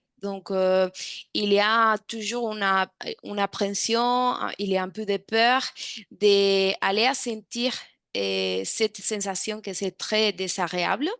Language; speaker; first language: French; non-native, fluent; Spanish